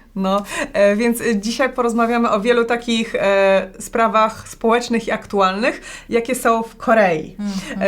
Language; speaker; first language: Polish; native; Polish